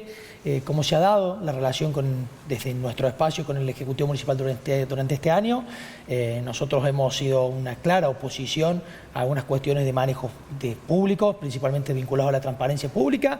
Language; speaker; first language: Spanish; native; Spanish